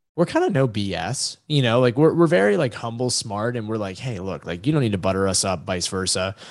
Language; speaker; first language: English; native; English